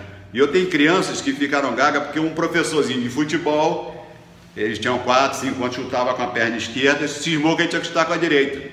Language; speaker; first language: Portuguese; native; Portuguese